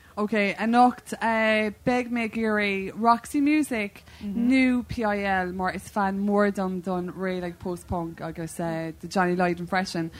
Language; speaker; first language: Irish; non-native, local second language; English